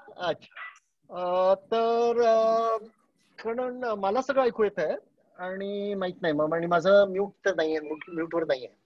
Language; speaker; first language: Marathi; non-native, local second language; Gujarati